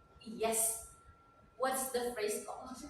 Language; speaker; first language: English; non-native, fluent; Indonesian